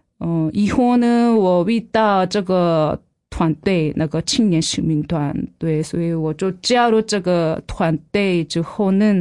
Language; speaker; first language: Chinese; non-native, fluent; Korean